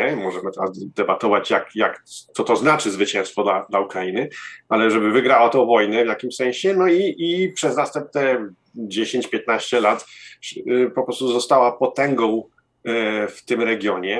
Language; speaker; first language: Polish; early bilingual, heritage; Polish